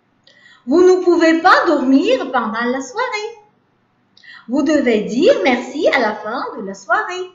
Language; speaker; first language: French; non-native, learner; Uzbek